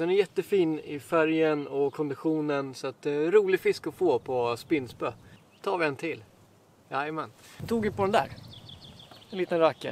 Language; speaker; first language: Swedish; native; Swedish